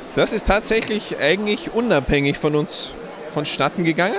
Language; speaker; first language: German; native; German